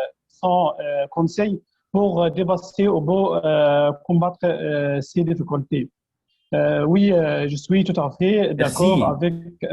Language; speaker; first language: French; non-native, fluent; Arabic